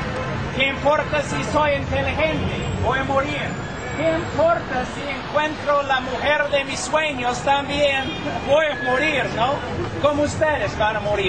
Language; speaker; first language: Spanish; non-native, fluent; English